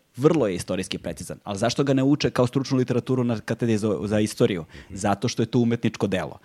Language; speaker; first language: Serbian; native; Serbian